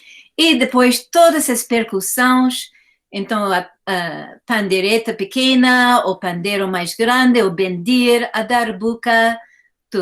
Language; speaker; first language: Portuguese; non-native, fluent; English